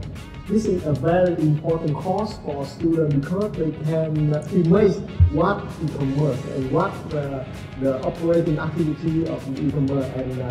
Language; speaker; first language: English; non-native, learner; Vietnamese